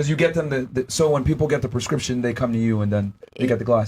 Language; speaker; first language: English; native; English